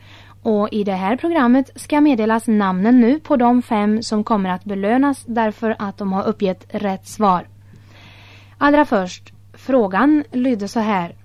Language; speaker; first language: Swedish; native; Swedish